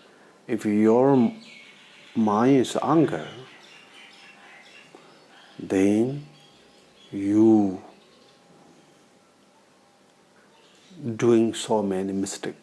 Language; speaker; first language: English; non-native, learner; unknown